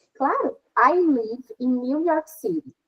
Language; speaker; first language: English; non-native, fluent; Portuguese